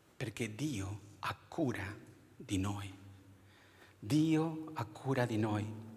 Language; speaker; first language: Italian; non-native, fluent; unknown